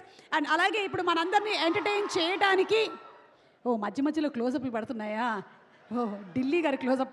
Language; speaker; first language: Telugu; native; Telugu